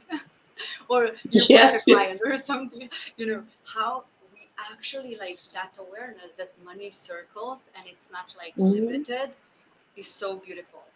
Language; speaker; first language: English; non-native, fluent; Slovenian